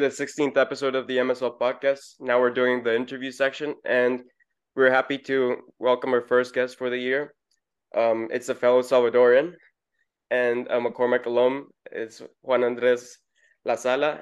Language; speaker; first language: English; non-native, fluent; Spanish